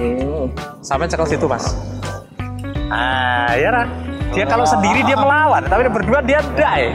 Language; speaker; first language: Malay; non-native, local second language; Javanese